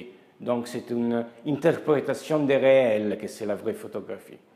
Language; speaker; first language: French; non-native, fluent; Italian